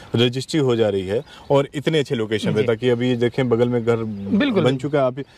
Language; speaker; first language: Hindi; native; Hindi